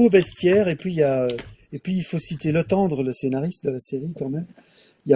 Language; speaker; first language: French; native; French